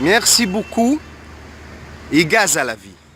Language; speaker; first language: French; non-native, fluent; Arabic